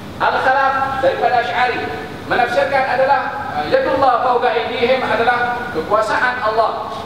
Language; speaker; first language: Malay; native; Malay